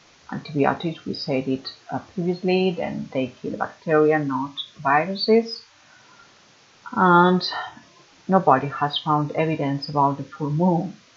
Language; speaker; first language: English; non-native, fluent; Catalan